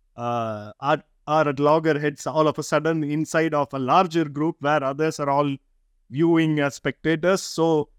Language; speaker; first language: English; non-native, local second language; Tamil